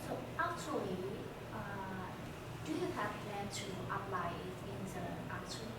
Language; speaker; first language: English; non-native, learner; Chinese